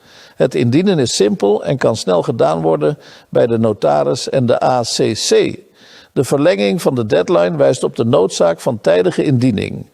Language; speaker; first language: Dutch; native; Dutch